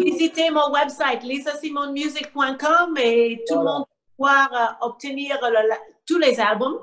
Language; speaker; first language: French; non-native, learner; English